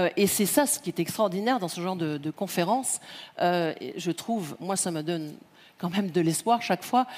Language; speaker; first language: French; native; French